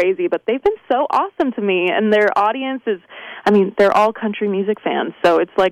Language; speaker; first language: English; native; English